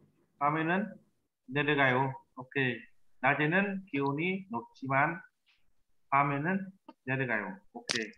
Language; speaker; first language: Korean; non-native, fluent; Vietnamese